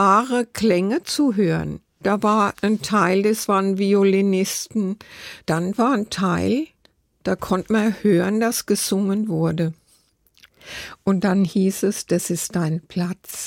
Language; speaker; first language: German; native; German